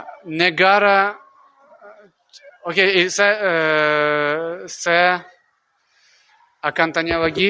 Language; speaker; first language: Indonesian; non-native, learner; Russian